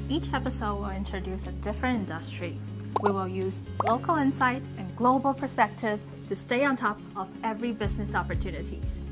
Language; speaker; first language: English; non-native, fluent; Chinese